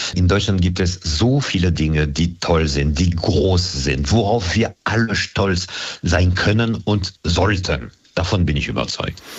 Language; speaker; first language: German; non-native, fluent; French